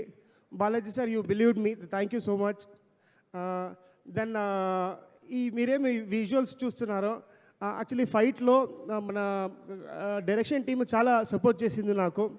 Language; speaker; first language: Telugu; non-native, learner; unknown